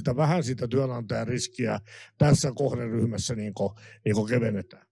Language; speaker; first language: Finnish; native; Finnish